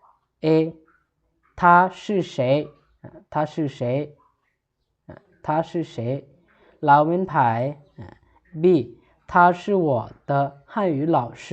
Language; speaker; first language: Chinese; non-native, fluent; Lao